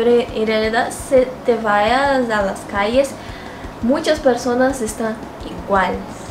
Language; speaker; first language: Spanish; non-native, fluent; Portuguese